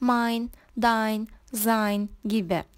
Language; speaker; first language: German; non-native, fluent; Turkish